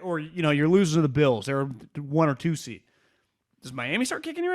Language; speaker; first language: English; native; English